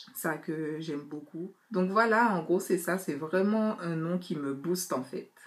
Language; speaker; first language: French; native; French